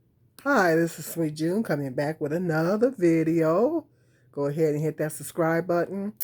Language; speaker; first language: English; native; English